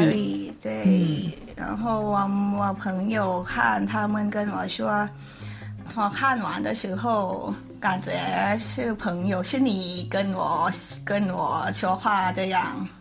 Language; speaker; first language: Chinese; non-native, learner; Thai